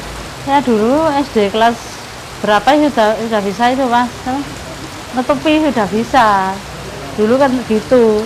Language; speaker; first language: Indonesian; non-native, local second language; Javanese